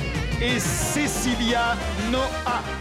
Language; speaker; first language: French; native; French